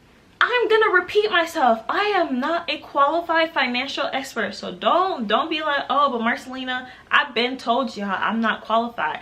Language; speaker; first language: English; native; English